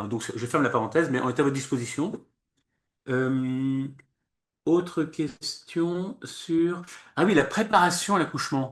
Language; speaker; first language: French; native; French